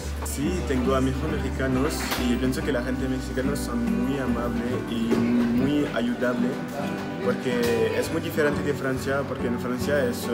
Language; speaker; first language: Spanish; non-native, learner; French